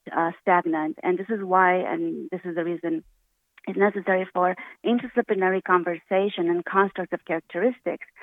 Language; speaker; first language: English; early bilingual, other home language; Romanian